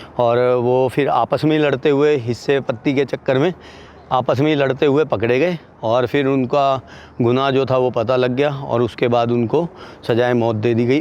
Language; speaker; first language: Hindi; native; Hindi